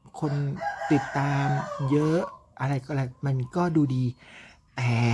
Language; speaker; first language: Thai; native; Thai